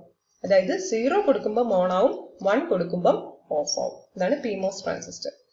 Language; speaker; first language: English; non-native, local second language; Malayalam